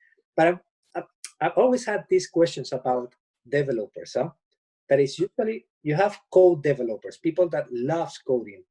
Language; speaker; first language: English; non-native, fluent; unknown